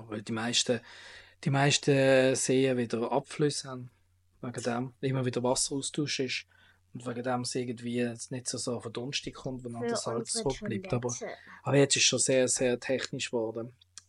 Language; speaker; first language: German; native; German